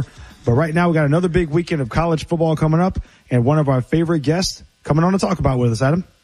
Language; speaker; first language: English; native; English